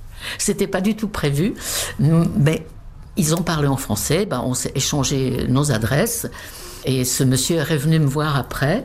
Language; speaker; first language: French; non-native, fluent; Czech